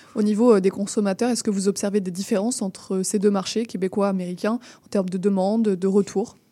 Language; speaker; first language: French; native; French